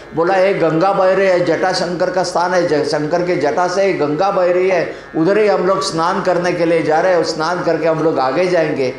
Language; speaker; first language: Hindi; non-native, local second language; Marathi